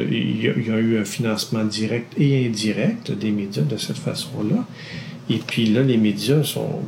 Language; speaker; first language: French; native; French